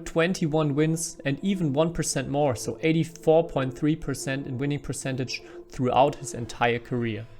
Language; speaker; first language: English; non-native, fluent; German